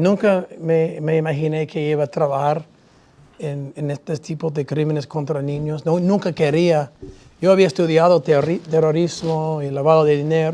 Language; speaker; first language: Spanish; non-native, fluent; English